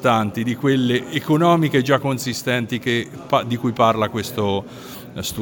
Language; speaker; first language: Italian; native; Italian